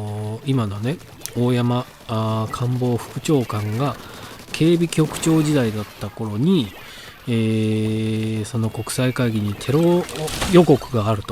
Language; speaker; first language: Japanese; native; Japanese